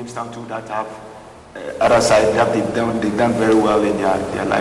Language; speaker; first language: English; non-native, local second language; Ga